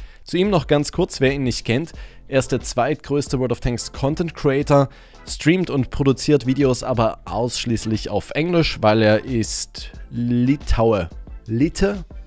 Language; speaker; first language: German; native; German